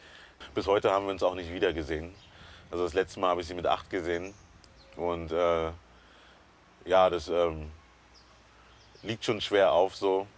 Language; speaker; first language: German; early bilingual, other home language; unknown